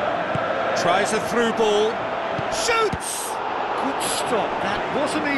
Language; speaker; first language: English; native; English